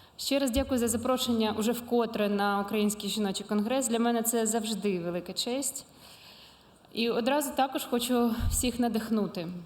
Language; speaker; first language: Ukrainian; non-native, local second language; Russian